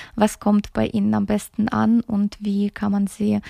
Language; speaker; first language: German; early bilingual, other home language; Russian